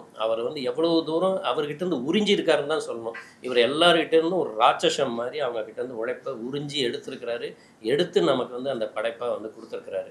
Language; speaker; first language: Tamil; native; Tamil